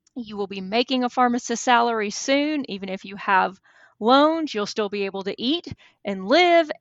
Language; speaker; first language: English; native; English